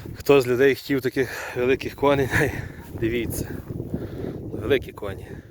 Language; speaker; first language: Ukrainian; native; Ukrainian